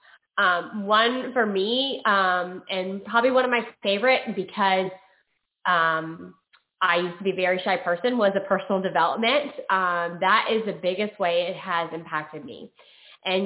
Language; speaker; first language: English; native; English